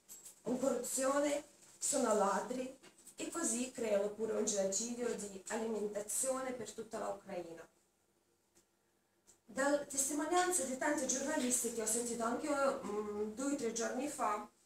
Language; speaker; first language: Italian; non-native, learner; Russian